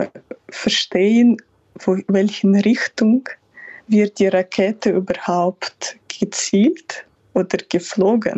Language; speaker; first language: German; non-native, fluent; Ukrainian